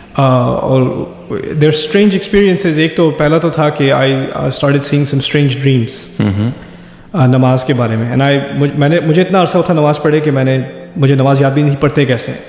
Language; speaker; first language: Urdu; early bilingual, other home language; German